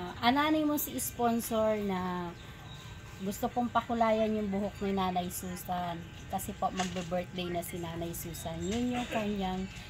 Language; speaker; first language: Filipino; non-native, local second language; Bikol